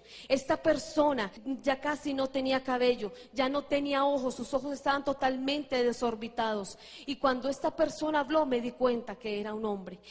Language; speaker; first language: Spanish; native; Spanish